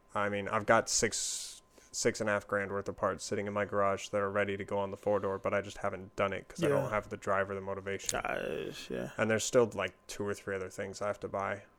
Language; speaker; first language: English; native; English